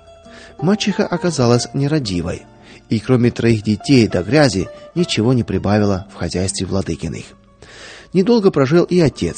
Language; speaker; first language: Russian; native; Russian